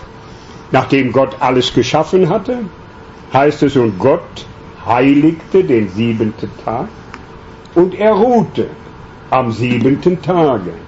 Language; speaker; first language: German; native; German